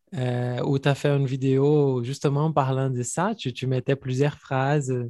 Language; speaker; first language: French; non-native, fluent; Portuguese